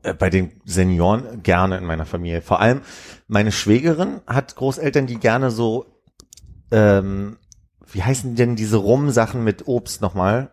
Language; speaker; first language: German; native; German